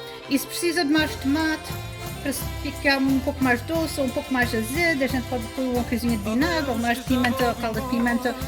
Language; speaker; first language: Portuguese; early bilingual, heritage; Portuguese